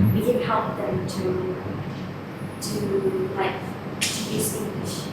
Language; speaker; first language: English; non-native, learner; Malay